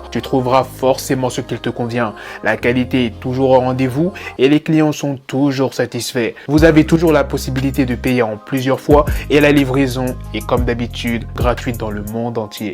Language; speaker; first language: French; native; French